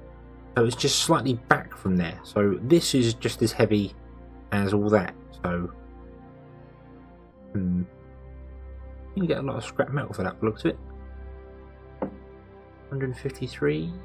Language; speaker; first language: English; native; English